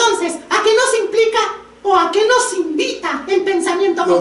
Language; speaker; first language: Spanish; native; Spanish